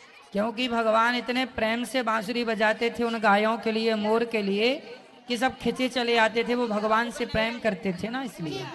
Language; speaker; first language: Hindi; native; Hindi